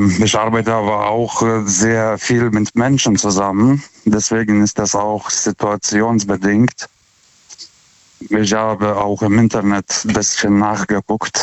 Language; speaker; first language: German; non-native, fluent; Lithuanian